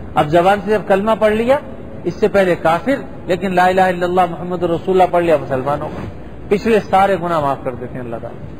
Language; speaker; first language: Urdu; native; Urdu